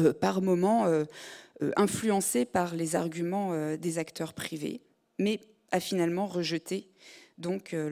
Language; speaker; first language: French; native; French